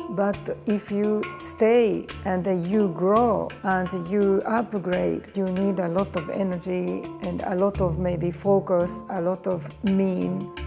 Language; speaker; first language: English; non-native, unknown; Japanese